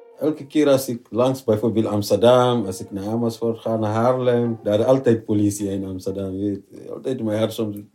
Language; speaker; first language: Dutch; non-native, learner; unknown